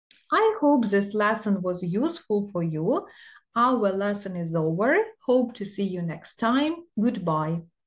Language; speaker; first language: English; non-native, fluent; Ukrainian